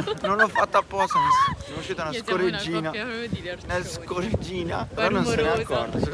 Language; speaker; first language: Italian; native; Italian